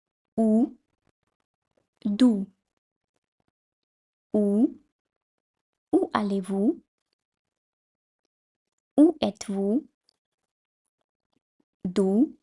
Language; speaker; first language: French; non-native, fluent; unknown